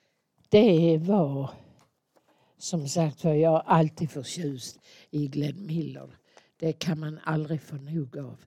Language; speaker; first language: Swedish; native; Swedish